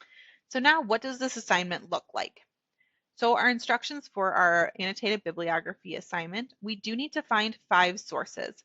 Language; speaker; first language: English; native; English